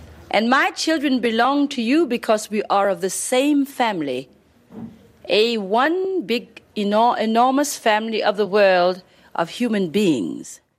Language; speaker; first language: English; native; English